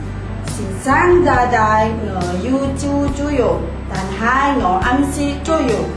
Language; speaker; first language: Chinese; non-native, learner; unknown